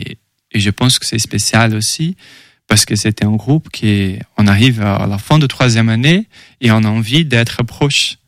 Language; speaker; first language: French; non-native, fluent; Portuguese